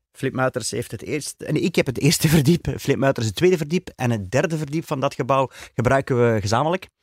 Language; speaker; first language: Dutch; native; Dutch